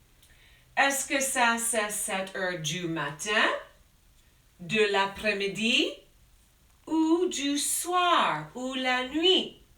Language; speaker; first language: French; non-native, fluent; English